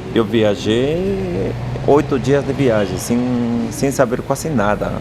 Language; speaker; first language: Portuguese; non-native, fluent; Quechua